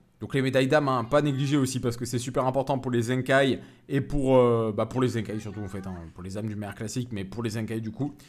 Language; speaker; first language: French; native; French